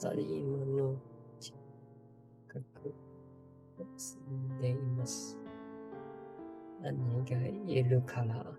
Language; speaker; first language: Japanese; non-native, learner; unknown